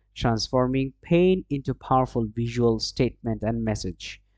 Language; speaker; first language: English; non-native, local second language; Bangla